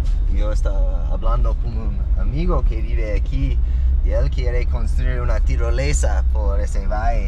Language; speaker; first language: Spanish; non-native, fluent; English